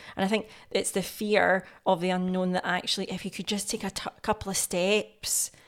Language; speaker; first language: English; native; English